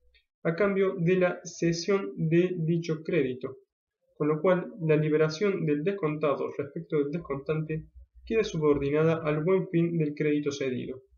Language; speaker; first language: Spanish; native; Spanish